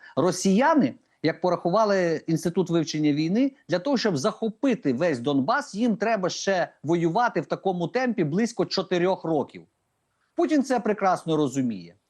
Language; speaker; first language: Ukrainian; native; Ukrainian